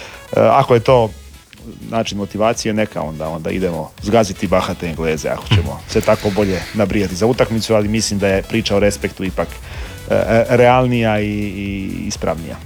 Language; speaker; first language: Serbian; native; Serbian